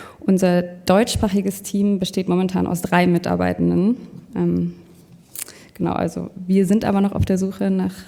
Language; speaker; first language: German; non-native, fluent; French